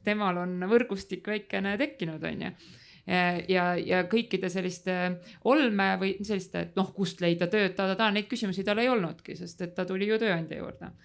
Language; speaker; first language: Estonian; native; Estonian